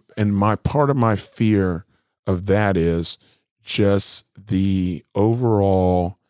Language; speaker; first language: English; native; English